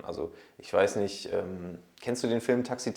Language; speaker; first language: German; native; German